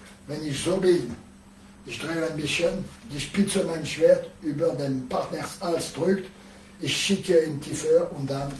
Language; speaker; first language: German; non-native, learner; French